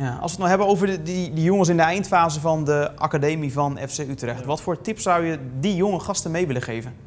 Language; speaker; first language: Dutch; native; Dutch